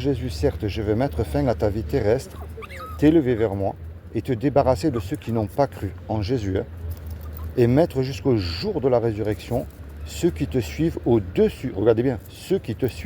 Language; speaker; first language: French; native; French